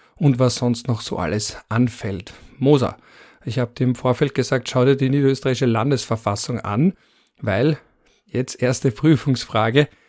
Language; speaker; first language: German; native; German